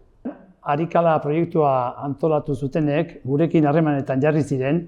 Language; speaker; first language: Basque; native; Basque